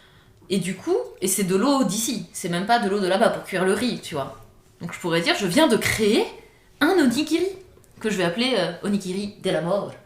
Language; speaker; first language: French; native; French